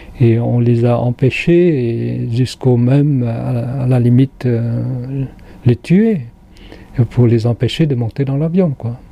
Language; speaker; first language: French; non-native, local second language; Khmer